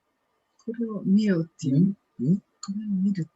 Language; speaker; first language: Japanese; native; Japanese